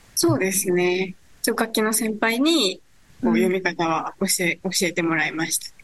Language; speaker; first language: Japanese; native; Japanese